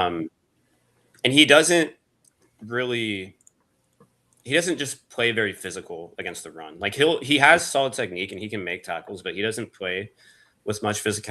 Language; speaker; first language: English; native; English